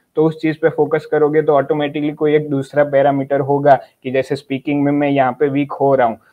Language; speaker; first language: Hindi; non-native, local second language; Gujarati